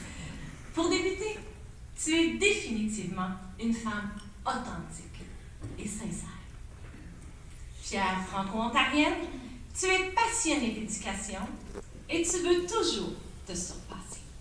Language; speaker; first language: French; native; French